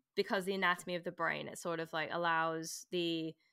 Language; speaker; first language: English; native; English